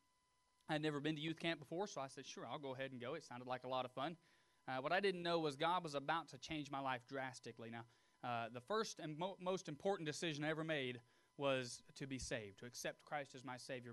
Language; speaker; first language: English; native; English